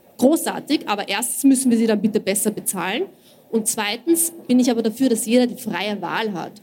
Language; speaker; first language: German; early bilingual, other home language; Bosnian